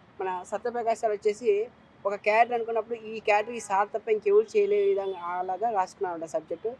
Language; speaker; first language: Telugu; native; Telugu